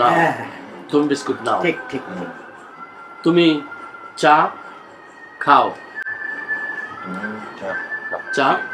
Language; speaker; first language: English; non-native, learner; Bangla